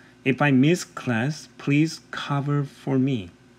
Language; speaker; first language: English; non-native, fluent; Korean